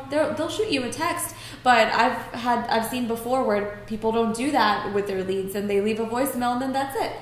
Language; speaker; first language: English; native; English